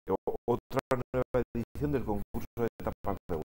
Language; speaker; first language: Spanish; native; Spanish